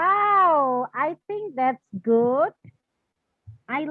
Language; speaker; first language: English; non-native, fluent; Indonesian